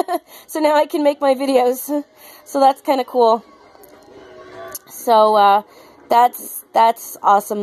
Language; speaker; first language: English; native; English